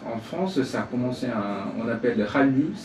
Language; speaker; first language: French; non-native, learner; Korean